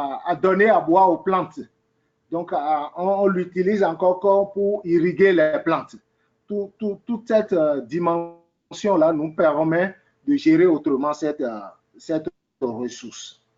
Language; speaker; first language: French; native; French